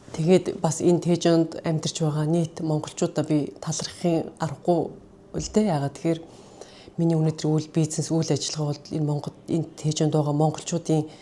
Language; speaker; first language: Mongolian; native; Mongolian